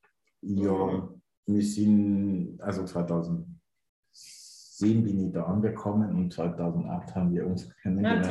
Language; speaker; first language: German; non-native, learner; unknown